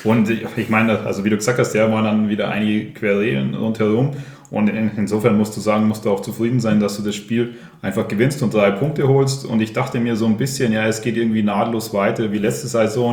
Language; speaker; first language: German; native; German